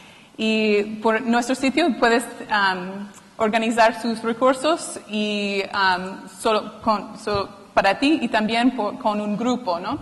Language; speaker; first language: Spanish; non-native, fluent; English